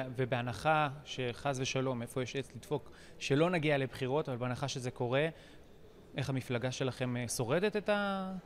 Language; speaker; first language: Hebrew; native; Hebrew